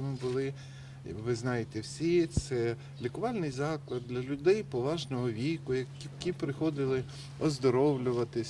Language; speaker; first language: Ukrainian; native; Ukrainian